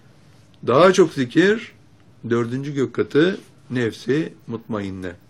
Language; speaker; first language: Turkish; native; Turkish